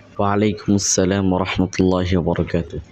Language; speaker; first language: Arabic; non-native, learner; Bangla